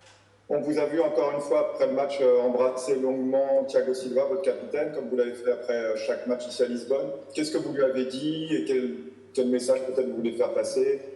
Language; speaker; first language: French; native; French